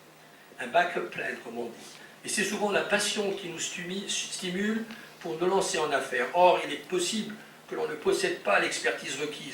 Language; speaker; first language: French; native; French